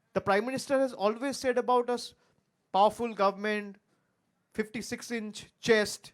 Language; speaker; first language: English; non-native, local second language; Bangla